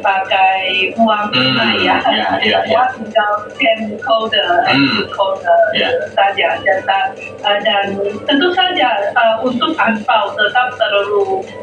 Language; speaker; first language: Indonesian; non-native, fluent; Chinese